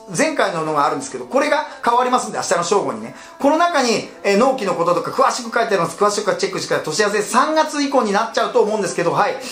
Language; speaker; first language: Japanese; native; Japanese